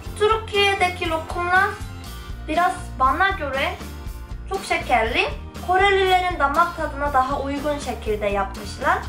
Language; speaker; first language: Turkish; non-native, fluent; Korean